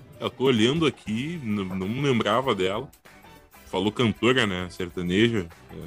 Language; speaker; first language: Portuguese; native; Portuguese